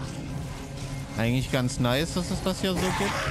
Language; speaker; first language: German; native; German